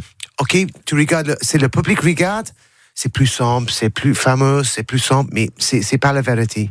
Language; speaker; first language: French; non-native, learner; English